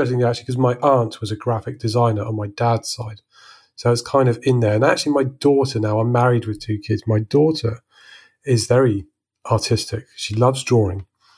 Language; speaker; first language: English; native; English